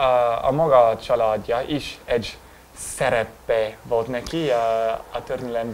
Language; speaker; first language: Hungarian; non-native, learner; English